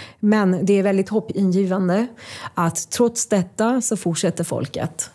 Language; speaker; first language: Swedish; non-native, fluent; Persian